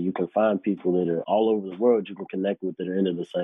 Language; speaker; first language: English; native; English